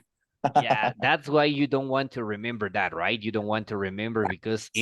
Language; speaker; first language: English; non-native, fluent; Spanish